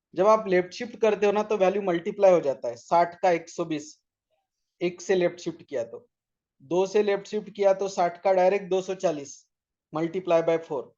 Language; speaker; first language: Hindi; non-native, local second language; Marathi